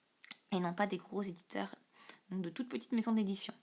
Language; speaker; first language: French; native; French